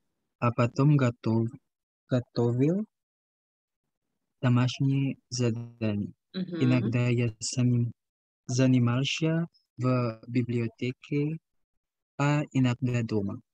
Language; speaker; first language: Russian; non-native, learner; Indonesian